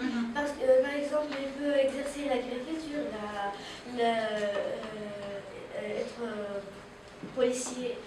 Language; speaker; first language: French; non-native, local second language; Arabic